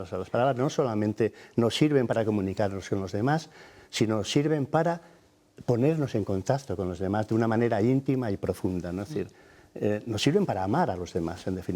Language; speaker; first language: Spanish; native; Spanish